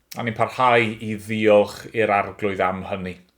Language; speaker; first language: Welsh; native; Welsh